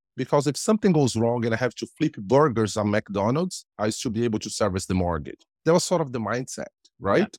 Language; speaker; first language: English; non-native, fluent; Portuguese